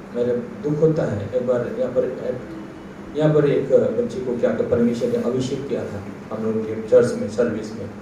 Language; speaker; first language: Hindi; non-native, local second language; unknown